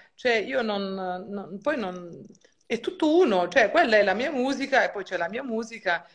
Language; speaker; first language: Italian; native; Italian